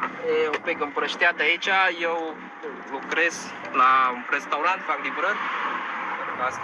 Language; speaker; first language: Romanian; non-native, learner; Vietnamese